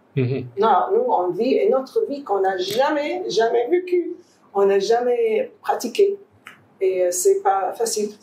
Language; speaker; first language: French; non-native, fluent; Arabic